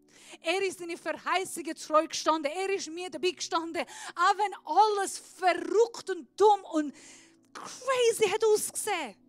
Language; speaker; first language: German; non-native, fluent; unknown